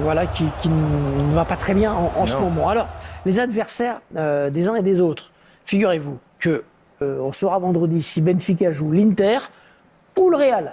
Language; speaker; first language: French; native; French